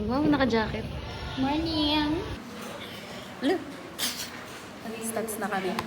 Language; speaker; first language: Filipino; native; Filipino